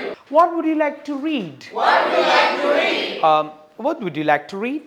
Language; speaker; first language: English; non-native, local second language; Malayalam